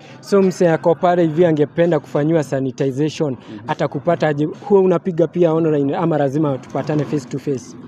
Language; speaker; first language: Swahili; native; Swahili